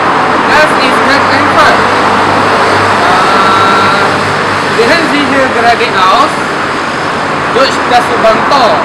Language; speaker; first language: German; non-native, learner; Malay